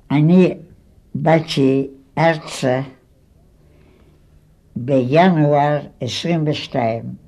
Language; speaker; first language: Hebrew; non-native, fluent; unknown